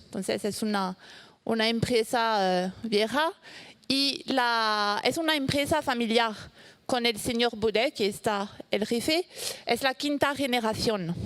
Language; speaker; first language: Spanish; non-native, fluent; French